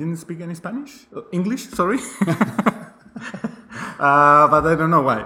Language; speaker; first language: English; non-native, fluent; Spanish